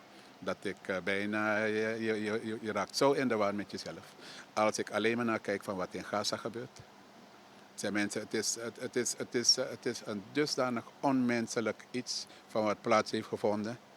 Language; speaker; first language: Dutch; native; Dutch